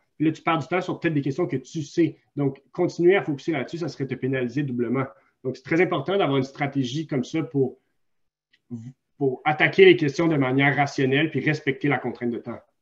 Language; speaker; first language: French; native; French